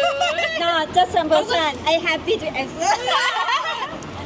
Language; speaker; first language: English; non-native, learner; Thai